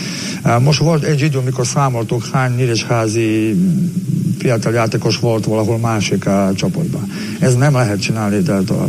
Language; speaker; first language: Hungarian; non-native, learner; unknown